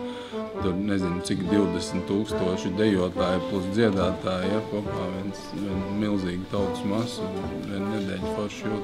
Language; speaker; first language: Latvian; native; Latvian